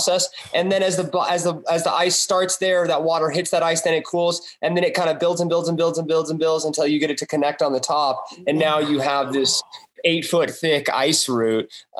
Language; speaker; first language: English; native; English